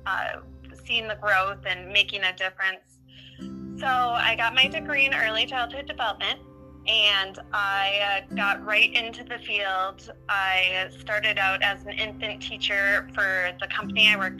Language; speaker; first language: English; native; English